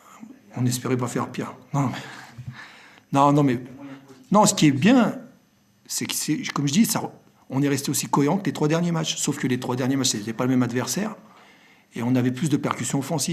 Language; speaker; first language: French; native; French